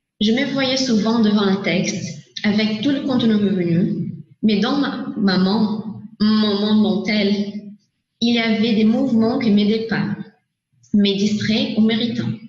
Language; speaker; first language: French; non-native, learner; Portuguese